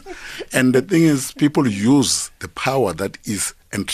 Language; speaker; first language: English; non-native, local second language; Northern Sotho